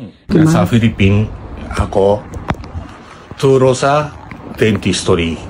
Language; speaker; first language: Filipino; non-native, learner; Japanese